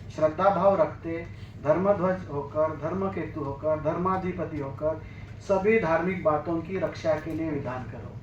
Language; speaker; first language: Hindi; non-native, local second language; Marathi